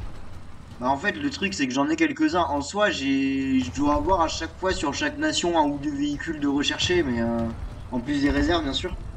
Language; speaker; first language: French; native; French